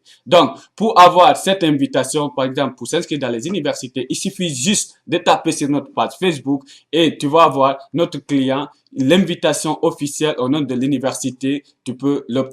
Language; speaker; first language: French; non-native, local second language; Arabic